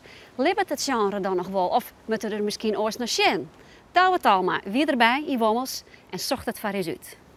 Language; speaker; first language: Dutch; non-native, local second language; Western Frisian